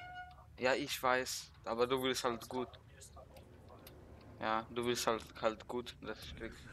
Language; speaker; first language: German; early bilingual, other home language; Polish